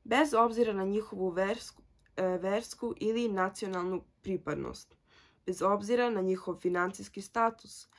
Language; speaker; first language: Serbian; early bilingual, heritage; Serbian